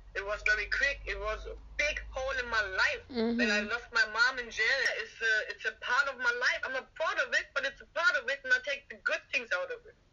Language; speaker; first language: English; non-native, fluent; German